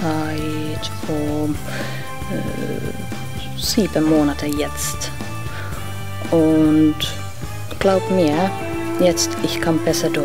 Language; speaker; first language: German; non-native, learner; Finnish